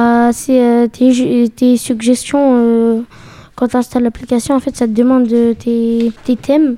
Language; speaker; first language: French; native; French